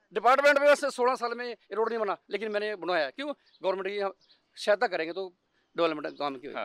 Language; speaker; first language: Hindi; native; Hindi